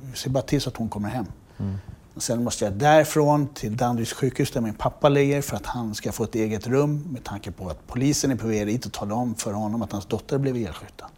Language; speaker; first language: Swedish; native; Swedish